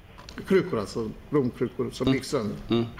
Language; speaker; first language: Swedish; non-native, fluent; Albanian